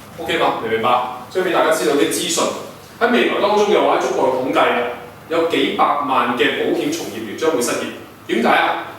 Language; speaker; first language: Cantonese; early bilingual, heritage; Cantonese